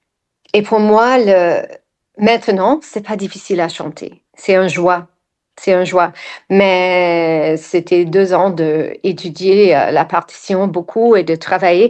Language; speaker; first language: French; non-native, fluent; English